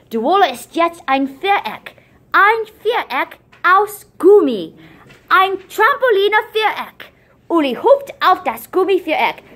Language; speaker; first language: German; non-native, fluent; English